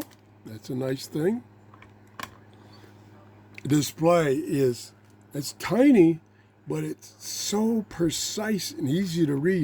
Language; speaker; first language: English; native; English